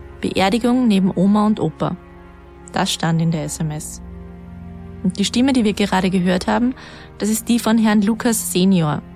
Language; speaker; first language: German; native; German